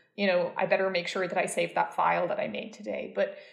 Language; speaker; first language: English; native; English